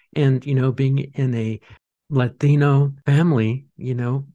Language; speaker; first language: English; native; English